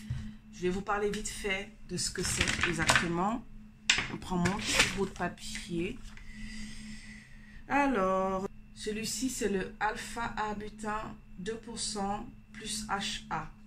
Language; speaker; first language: French; native; French